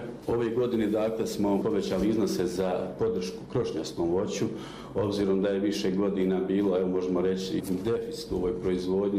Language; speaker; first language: Bosnian; native; Bosnian